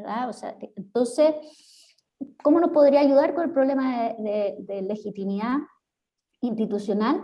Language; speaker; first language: Spanish; native; Spanish